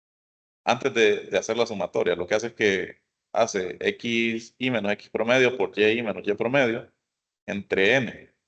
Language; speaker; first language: Spanish; native; Spanish